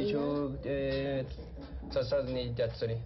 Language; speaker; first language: Hungarian; non-native, learner; Spanish